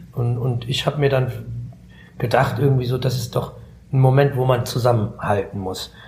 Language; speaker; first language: German; early bilingual, other home language; Arabic